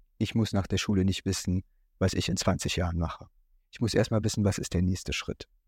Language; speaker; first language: German; native; German